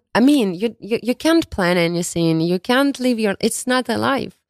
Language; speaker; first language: English; non-native, fluent; Ukrainian